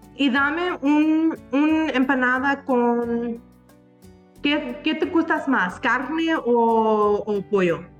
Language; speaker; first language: Spanish; non-native, learner; English